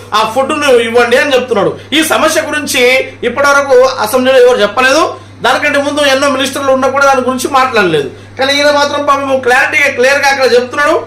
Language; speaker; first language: Telugu; non-native, local second language; Marathi